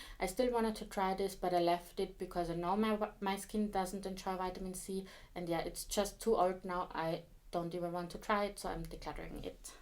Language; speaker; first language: English; non-native, fluent; German